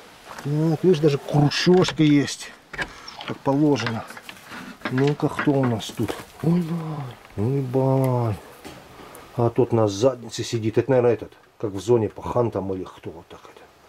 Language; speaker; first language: Russian; native; Russian